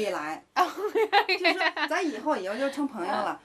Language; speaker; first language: Chinese; native; Chinese